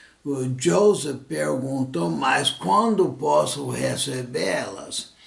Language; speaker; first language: Portuguese; non-native, fluent; English